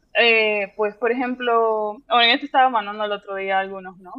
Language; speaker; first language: Spanish; native; Spanish